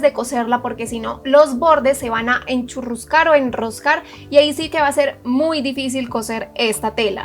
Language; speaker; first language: Spanish; native; Spanish